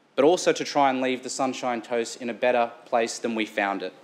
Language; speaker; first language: English; native; English